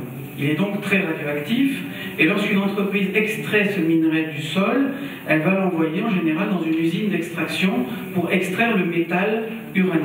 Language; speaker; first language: French; native; French